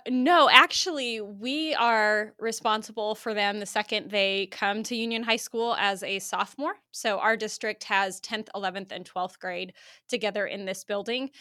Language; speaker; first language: English; native; English